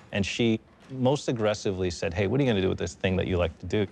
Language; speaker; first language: English; native; English